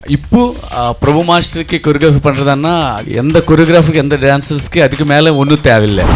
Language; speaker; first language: Tamil; non-native, learner; Telugu